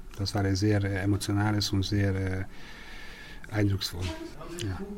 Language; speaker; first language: German; non-native, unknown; Hungarian